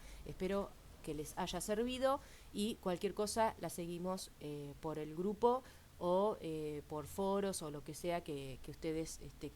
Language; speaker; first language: Spanish; native; Spanish